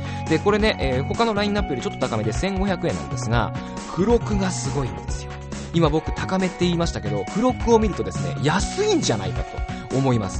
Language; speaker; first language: Japanese; native; Japanese